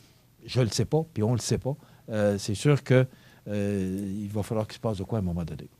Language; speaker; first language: French; native; French